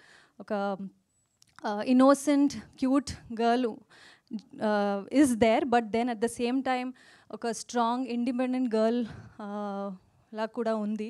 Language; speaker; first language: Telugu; non-native, fluent; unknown